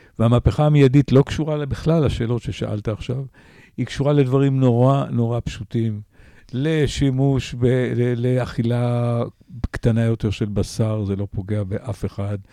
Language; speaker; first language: Hebrew; native; Hebrew